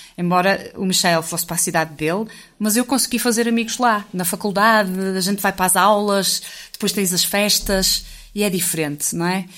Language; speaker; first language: Portuguese; native; Portuguese